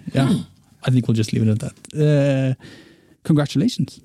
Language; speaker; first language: English; non-native, fluent; Norwegian